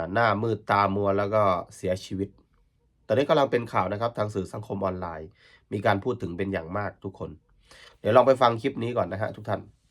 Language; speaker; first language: Thai; native; Thai